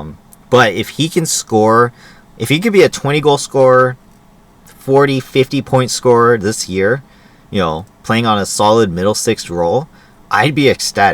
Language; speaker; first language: English; native; English